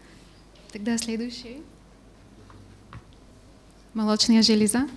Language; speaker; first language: Russian; non-native, learner; Bulgarian